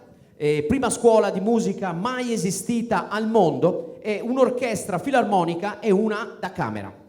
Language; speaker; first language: Italian; native; Italian